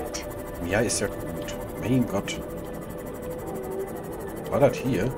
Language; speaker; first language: German; native; German